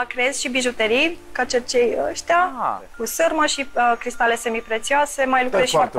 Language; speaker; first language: Romanian; native; Romanian